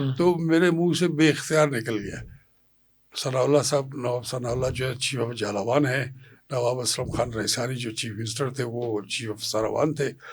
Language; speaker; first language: Urdu; non-native, local second language; Pashto